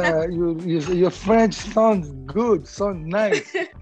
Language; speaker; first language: English; non-native, learner; Lingala